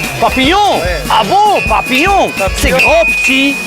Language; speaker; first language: French; non-native, learner; Ukrainian